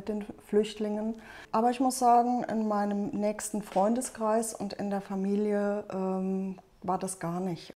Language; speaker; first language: German; native; German